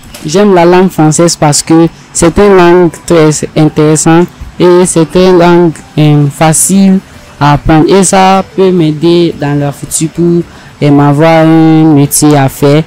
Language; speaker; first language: French; non-native, learner; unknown